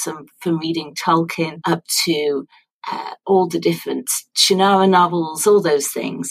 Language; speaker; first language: English; native; English